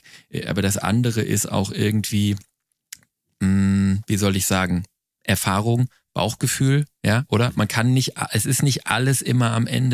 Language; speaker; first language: German; native; German